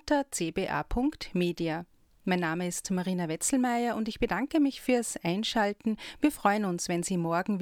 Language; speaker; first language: German; native; German